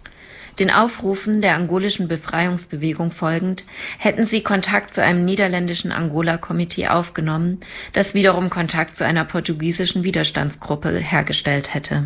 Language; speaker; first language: German; native; German